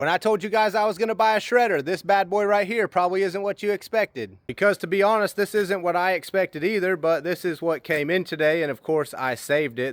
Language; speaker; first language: English; native; English